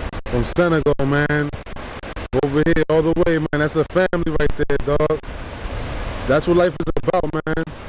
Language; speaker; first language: English; early bilingual, other home language; Spanish